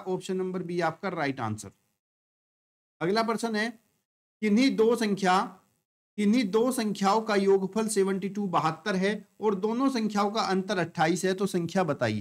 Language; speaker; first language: Hindi; native; Hindi